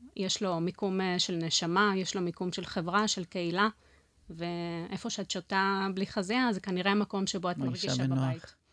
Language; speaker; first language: Hebrew; non-native, fluent; Spanish